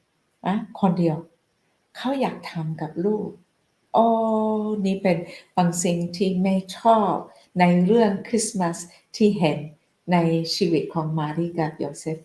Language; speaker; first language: Thai; non-native, fluent; English